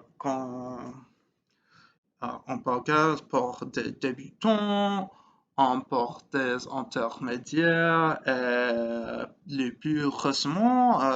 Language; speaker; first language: French; non-native, learner; English